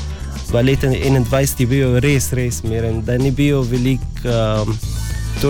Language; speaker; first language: Slovenian; non-native, learner; Arabic